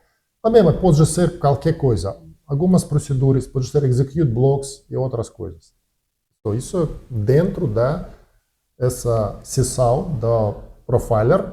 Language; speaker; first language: Portuguese; non-native, learner; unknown